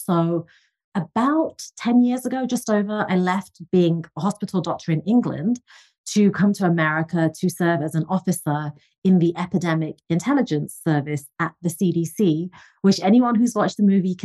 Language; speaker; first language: English; native; English